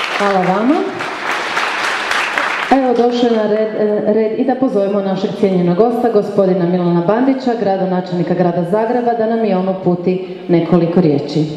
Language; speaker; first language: Croatian; native; Croatian